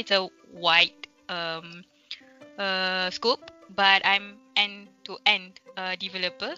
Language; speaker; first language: English; non-native, local second language; Malay